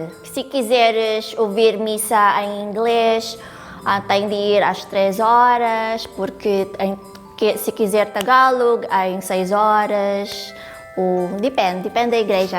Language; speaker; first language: Portuguese; non-native, fluent; Cebuano